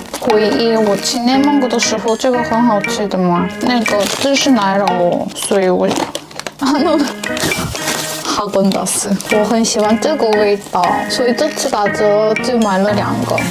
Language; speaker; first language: Chinese; non-native, learner; Korean